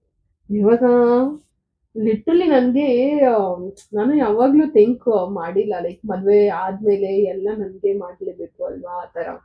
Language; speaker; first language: Kannada; non-native, learner; Marathi